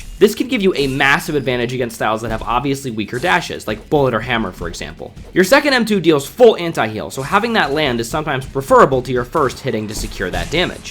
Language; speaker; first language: English; native; English